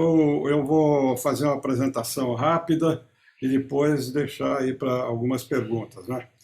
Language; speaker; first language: Portuguese; native; Portuguese